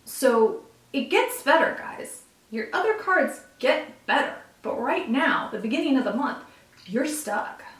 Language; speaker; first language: English; native; English